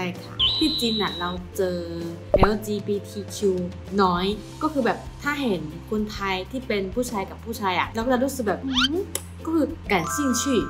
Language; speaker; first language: Thai; non-native, fluent; Chinese